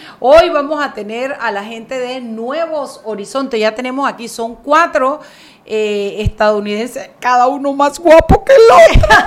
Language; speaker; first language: Spanish; native; Spanish